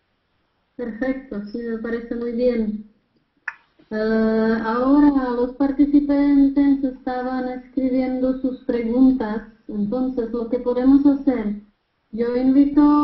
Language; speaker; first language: Spanish; non-native, fluent; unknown